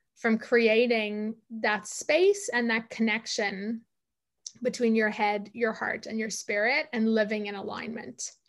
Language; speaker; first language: English; native; English